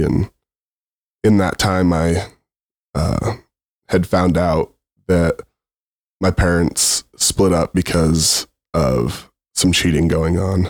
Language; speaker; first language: English; native; English